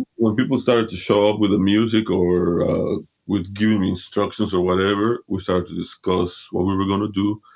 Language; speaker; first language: English; early bilingual, other home language; Spanish